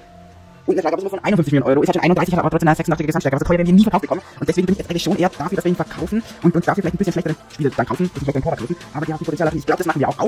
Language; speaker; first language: German; native; German